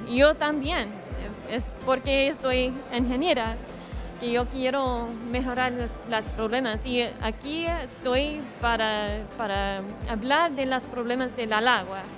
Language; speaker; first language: Spanish; non-native, learner; English